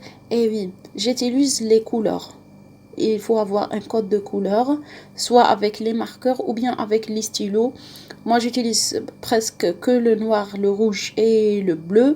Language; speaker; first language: French; non-native, local second language; Arabic